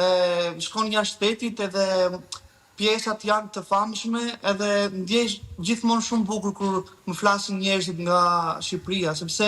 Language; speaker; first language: Albanian; early bilingual, heritage; Albanian